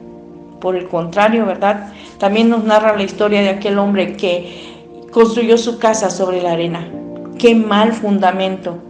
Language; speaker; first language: Spanish; native; Spanish